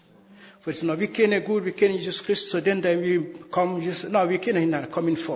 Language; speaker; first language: Danish; non-native, fluent; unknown